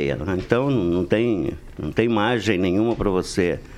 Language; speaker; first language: Portuguese; native; Portuguese